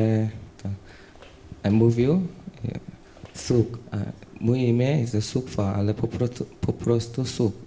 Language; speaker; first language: Polish; non-native, learner; Korean